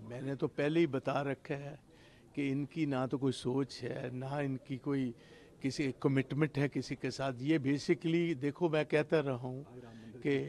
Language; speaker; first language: Hindi; non-native, local second language; Punjabi